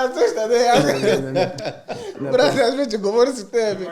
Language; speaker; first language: Bulgarian; non-native, learner; Portuguese